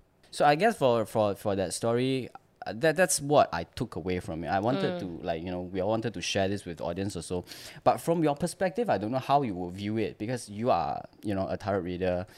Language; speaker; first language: English; non-native, local second language; Chinese